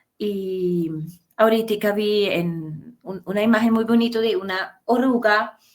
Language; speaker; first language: Spanish; non-native, fluent; German